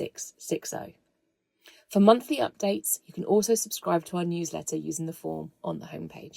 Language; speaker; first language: English; native; English